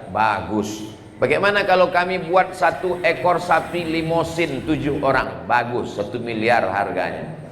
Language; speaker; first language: Malay; native; Malay